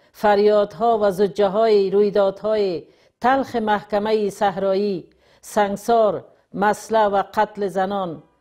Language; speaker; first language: Persian; native; Persian